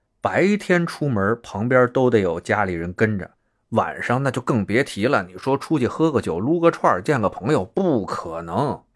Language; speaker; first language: Chinese; native; Chinese